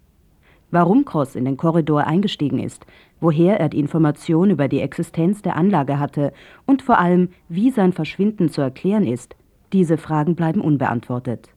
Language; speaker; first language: German; native; German